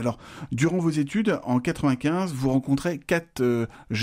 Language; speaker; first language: French; native; French